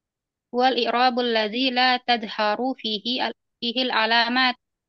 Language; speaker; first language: Arabic; non-native, learner; Indonesian